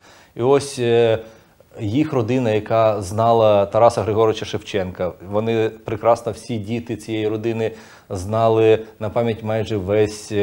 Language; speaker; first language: Ukrainian; non-native, local second language; Russian